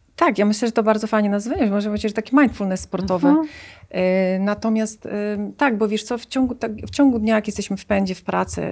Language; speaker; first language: Polish; native; Polish